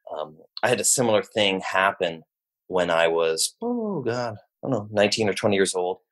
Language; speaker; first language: English; native; English